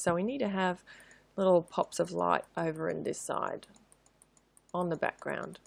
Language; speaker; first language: English; native; English